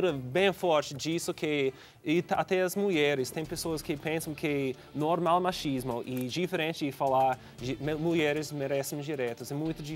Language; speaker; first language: Portuguese; non-native, fluent; English